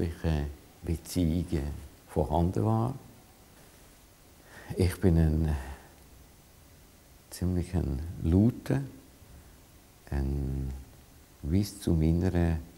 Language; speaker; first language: German; non-native, fluent; Hungarian